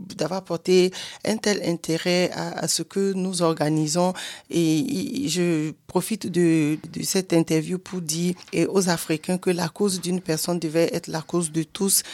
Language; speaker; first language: German; non-native, fluent; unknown